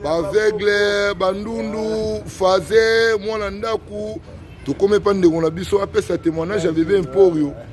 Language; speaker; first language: Lingala; native; Lingala